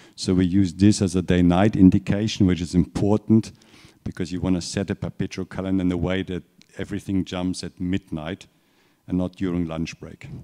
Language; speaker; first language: English; non-native, fluent; German